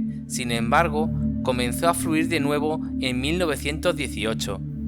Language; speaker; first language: Spanish; native; Spanish